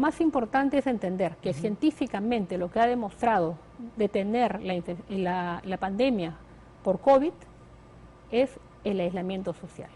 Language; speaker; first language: Spanish; native; Spanish